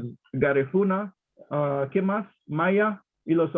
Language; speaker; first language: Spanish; non-native, learner; English